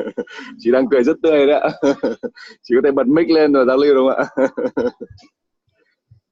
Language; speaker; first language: Vietnamese; native; Vietnamese